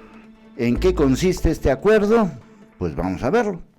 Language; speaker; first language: Spanish; native; Spanish